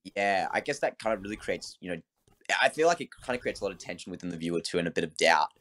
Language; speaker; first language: English; native; English